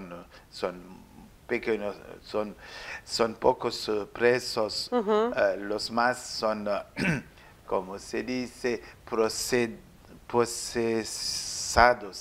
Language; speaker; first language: Spanish; non-native, learner; French